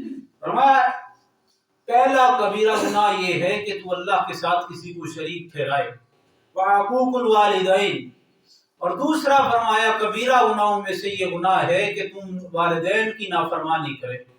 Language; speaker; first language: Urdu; native; Urdu